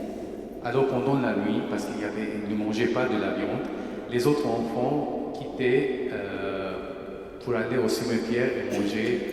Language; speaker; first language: French; non-native, fluent; Armenian